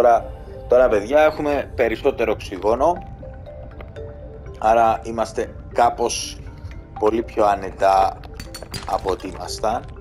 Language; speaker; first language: Greek; native; Greek